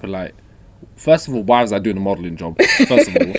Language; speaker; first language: English; native; English